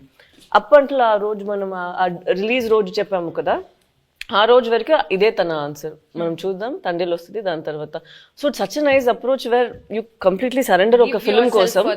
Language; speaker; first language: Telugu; non-native, fluent; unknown